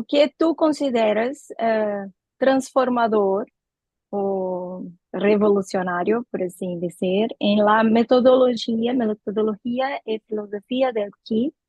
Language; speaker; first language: Spanish; non-native, learner; Portuguese